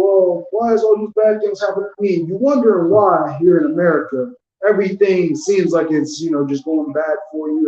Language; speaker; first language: English; native; English